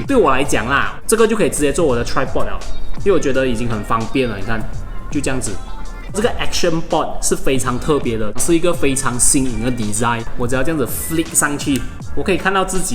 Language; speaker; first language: Chinese; native; Chinese